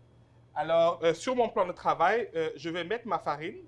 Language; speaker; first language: French; non-native, local second language; Wolof